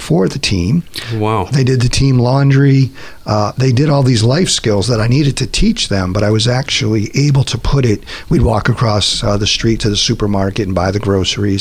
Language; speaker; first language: English; native; English